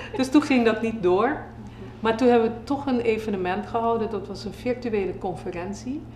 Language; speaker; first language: Dutch; native; Dutch